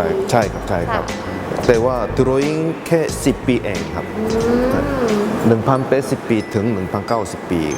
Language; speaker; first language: Thai; non-native, learner; Korean